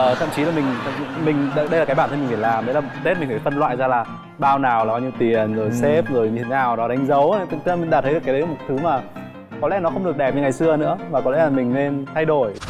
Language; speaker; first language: Vietnamese; non-native, fluent; Polish